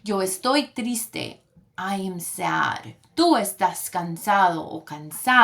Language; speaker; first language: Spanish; early bilingual, other home language; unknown